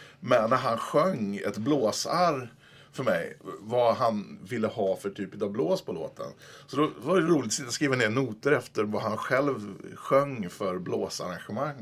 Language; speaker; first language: Swedish; native; Swedish